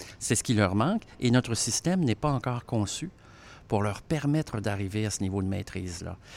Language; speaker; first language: French; native; French